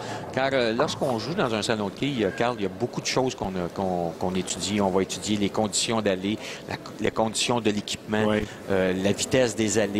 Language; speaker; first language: French; native; French